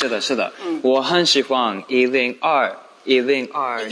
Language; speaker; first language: Chinese; non-native, learner; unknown